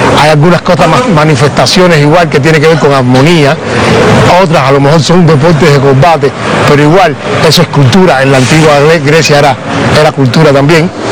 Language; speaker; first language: Spanish; native; Spanish